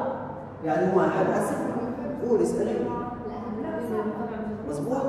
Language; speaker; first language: Arabic; native; Arabic